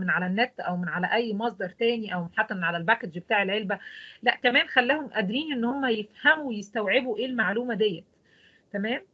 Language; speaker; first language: Arabic; native; Arabic